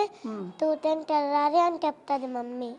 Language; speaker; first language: Telugu; native; Telugu